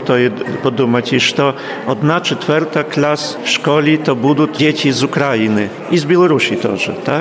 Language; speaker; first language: Polish; non-native, local second language; Ukrainian